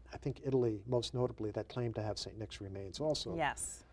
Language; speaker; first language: English; native; English